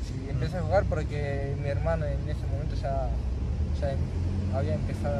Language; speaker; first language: Spanish; non-native, fluent; Japanese